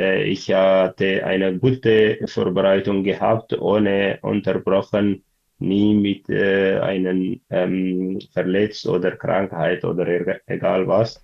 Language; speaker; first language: German; non-native, learner; Tigrinya